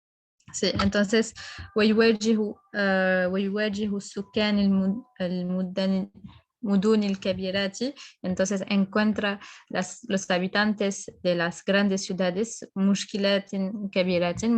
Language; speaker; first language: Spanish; non-native, fluent; French